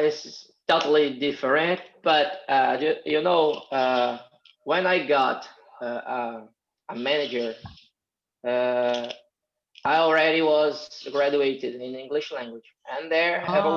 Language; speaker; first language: English; non-native, fluent; Portuguese